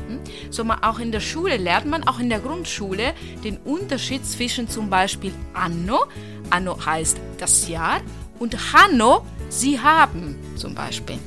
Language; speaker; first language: German; non-native, fluent; Italian